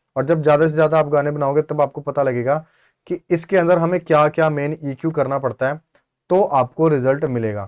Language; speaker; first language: Hindi; native; Hindi